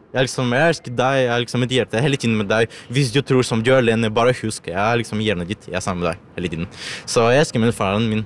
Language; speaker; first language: Norwegian; non-native, learner; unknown